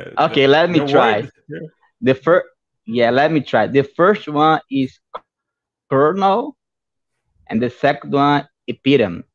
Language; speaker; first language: English; non-native, fluent; Portuguese